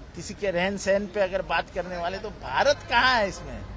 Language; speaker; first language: Hindi; non-native, local second language; Marathi